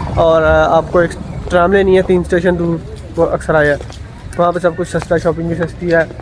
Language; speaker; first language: Urdu; non-native, local second language; Punjabi